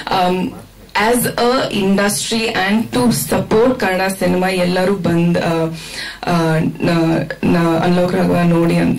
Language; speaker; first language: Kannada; non-native, fluent; Malayalam